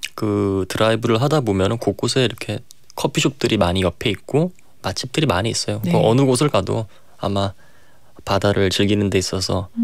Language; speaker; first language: Korean; native; Korean